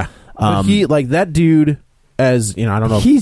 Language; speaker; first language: English; native; English